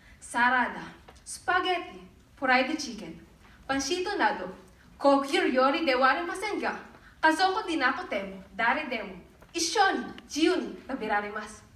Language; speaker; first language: Japanese; non-native, learner; Filipino